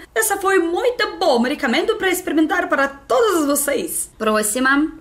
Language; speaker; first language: Portuguese; non-native, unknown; Russian